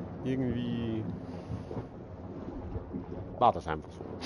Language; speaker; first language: German; native; German